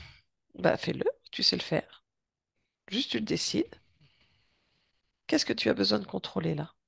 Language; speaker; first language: French; native; French